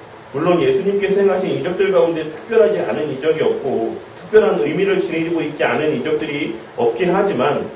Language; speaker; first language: Korean; native; Korean